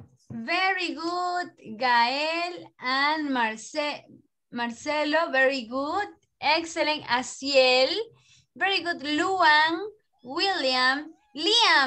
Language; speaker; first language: English; non-native, learner; Spanish